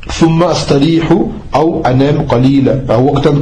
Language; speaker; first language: Arabic; non-native, fluent; French